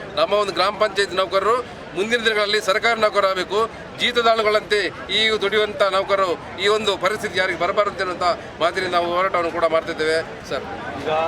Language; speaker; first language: Kannada; native; Kannada